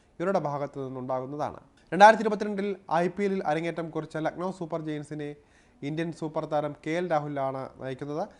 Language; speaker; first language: Malayalam; native; Malayalam